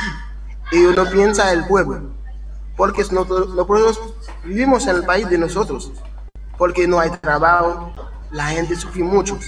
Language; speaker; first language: Spanish; non-native, learner; Haitian Creole